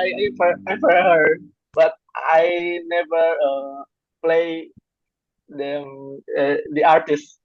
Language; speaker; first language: English; non-native, learner; Indonesian